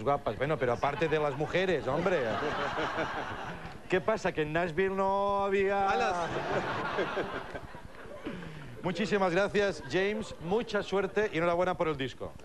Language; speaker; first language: Spanish; non-native, local second language; Catalan